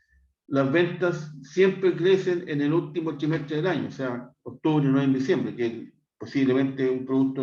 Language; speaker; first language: Spanish; native; Spanish